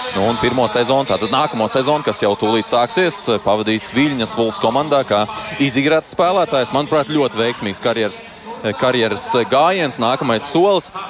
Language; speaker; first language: Latvian; native; Latvian